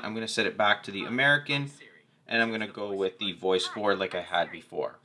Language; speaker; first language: English; native; English